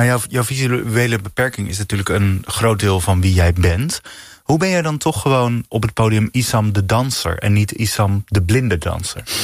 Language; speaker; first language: Dutch; native; Dutch